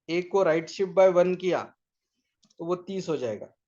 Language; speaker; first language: Hindi; non-native, local second language; Marathi